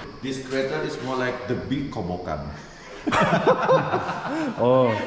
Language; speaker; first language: English; non-native, learner; Indonesian